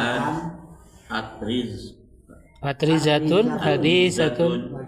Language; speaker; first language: Arabic; non-native, learner; Indonesian